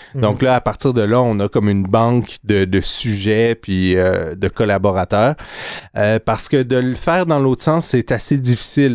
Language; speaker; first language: French; native; French